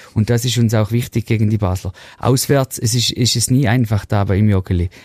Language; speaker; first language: German; native; German